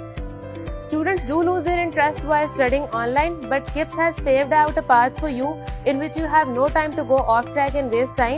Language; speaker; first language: English; non-native, local second language; Urdu